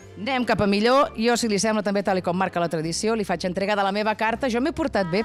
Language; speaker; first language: Catalan; native; Catalan